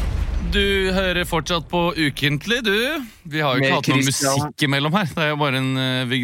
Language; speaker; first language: Norwegian; native; Norwegian